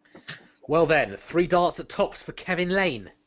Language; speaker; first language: English; native; English